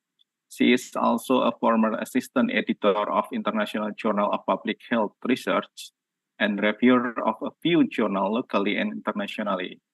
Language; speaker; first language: English; non-native, learner; Indonesian